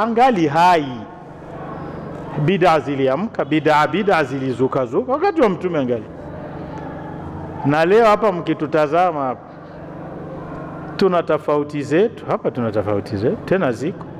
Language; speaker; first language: Swahili; non-native, local second language; Rundi